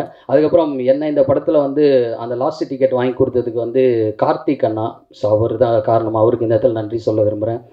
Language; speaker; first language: Tamil; native; Tamil